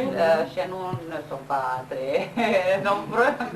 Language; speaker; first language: French; non-native, fluent; Romanian